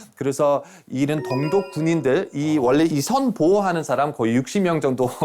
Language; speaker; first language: Korean; non-native, fluent; German